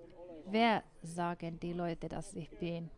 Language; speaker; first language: German; non-native, fluent; Finnish